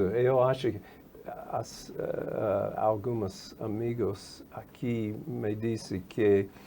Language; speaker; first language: Portuguese; non-native, fluent; English